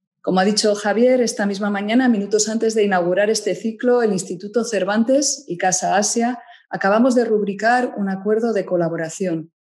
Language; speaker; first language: Spanish; native; Spanish